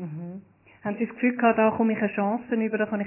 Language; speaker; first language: German; native; German